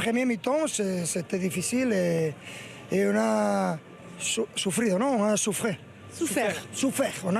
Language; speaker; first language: French; non-native, learner; Spanish